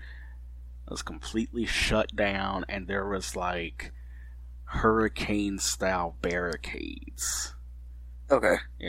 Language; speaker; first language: English; native; English